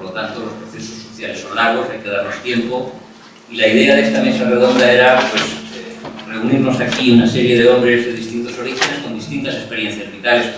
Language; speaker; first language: Spanish; non-native, local second language; Catalan